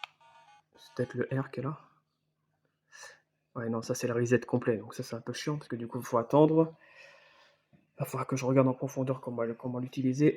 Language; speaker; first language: French; native; French